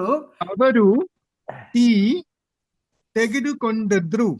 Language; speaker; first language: Kannada; non-native, learner; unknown